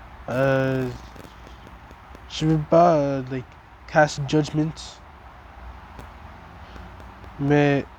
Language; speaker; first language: French; non-native, learner; English